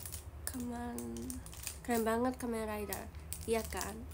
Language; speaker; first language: Indonesian; non-native, learner; Japanese